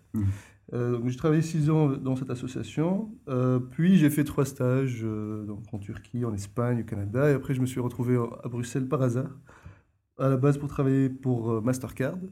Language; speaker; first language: French; non-native, local second language; Arabic